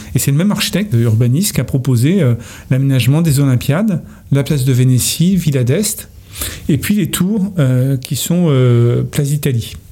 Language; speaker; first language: French; native; French